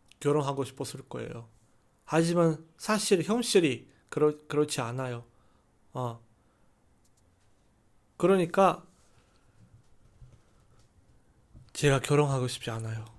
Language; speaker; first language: Korean; non-native, learner; Chinese